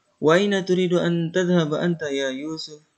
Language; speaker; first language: Arabic; non-native, fluent; Indonesian